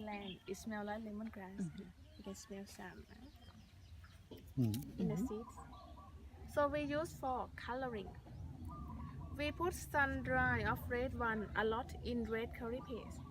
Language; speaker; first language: English; non-native, learner; Thai